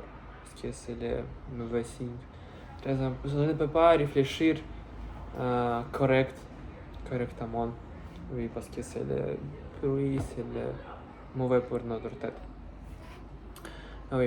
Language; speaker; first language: French; non-native, learner; Russian